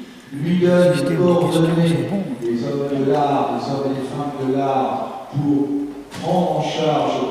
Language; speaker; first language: French; native; French